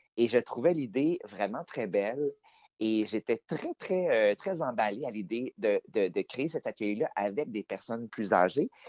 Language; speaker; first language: French; native; French